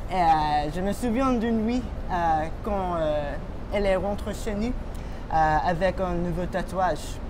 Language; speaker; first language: French; non-native, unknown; English